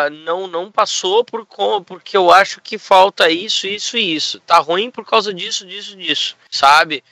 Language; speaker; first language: Portuguese; native; Portuguese